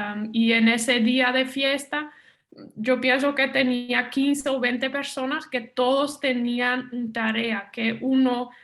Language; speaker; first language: Spanish; non-native, fluent; Dutch